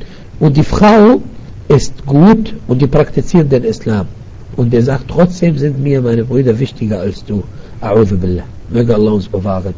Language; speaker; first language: German; non-native, fluent; Arabic